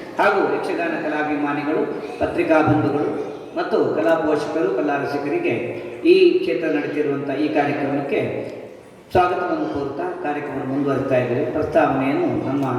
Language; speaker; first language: Kannada; native; Kannada